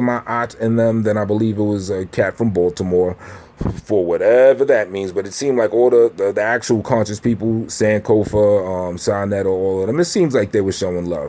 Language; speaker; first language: English; native; English